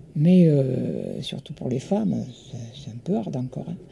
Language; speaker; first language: French; early bilingual, other home language; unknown